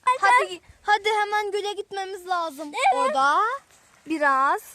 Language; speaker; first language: Turkish; native; Turkish